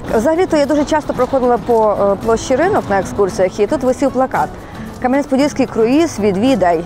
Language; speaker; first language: Ukrainian; native; Ukrainian